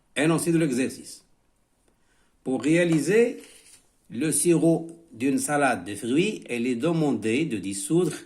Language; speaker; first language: French; non-native, local second language; Arabic